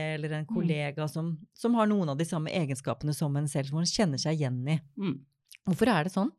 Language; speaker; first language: Norwegian; native; Norwegian